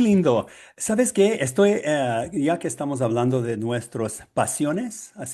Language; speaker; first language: Spanish; non-native, learner; English